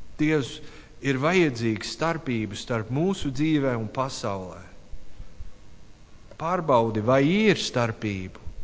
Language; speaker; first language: Latvian; non-native, learner; English